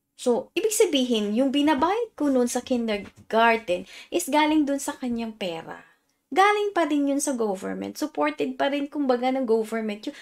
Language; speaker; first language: Filipino; native; Filipino